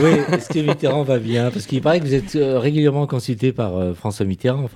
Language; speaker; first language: French; native; French